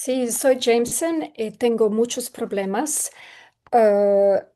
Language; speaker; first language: Spanish; non-native, learner; English